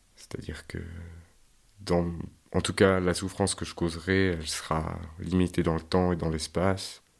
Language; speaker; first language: French; native; French